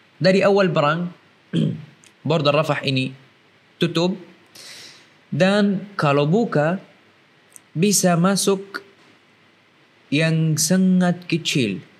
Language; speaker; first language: Indonesian; non-native, fluent; Arabic